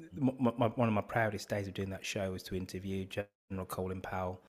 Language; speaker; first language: English; native; English